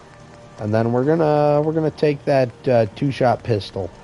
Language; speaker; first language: English; native; English